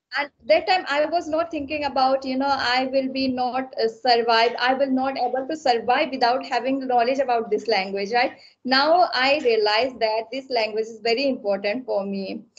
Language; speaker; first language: English; non-native, local second language; Assamese